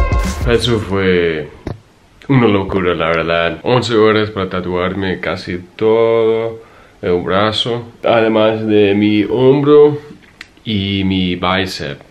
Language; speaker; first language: Spanish; non-native, fluent; English